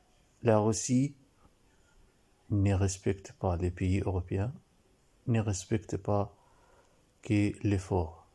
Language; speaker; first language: French; non-native, learner; Arabic